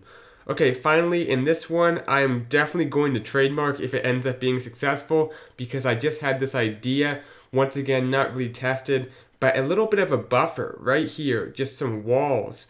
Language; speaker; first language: English; native; English